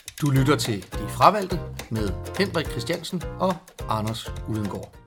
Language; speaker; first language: Danish; native; Danish